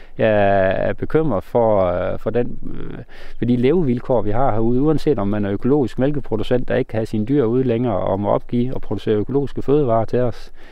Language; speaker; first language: Danish; native; Danish